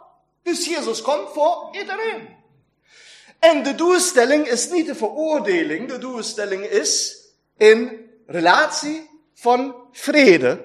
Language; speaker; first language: Dutch; non-native, fluent; German